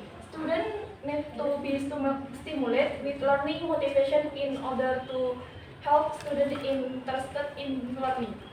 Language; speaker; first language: English; non-native, learner; Indonesian